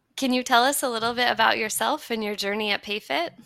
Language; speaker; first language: English; native; English